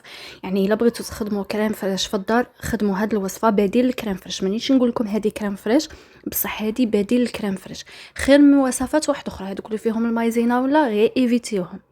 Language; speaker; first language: Arabic; native; Arabic